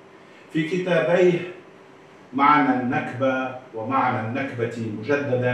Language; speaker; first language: Arabic; native; Arabic